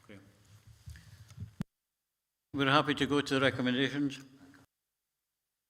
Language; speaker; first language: English; native; English